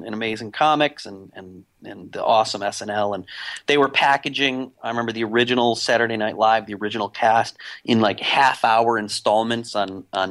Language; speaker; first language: English; native; English